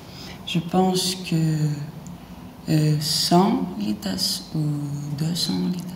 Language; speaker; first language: French; non-native, learner; Lithuanian